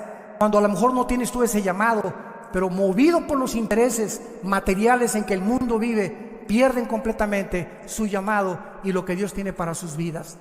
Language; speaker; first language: Spanish; native; Spanish